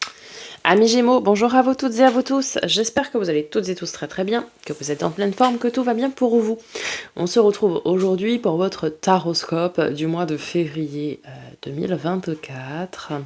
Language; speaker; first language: French; native; French